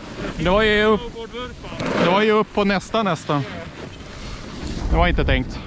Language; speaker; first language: Swedish; native; Swedish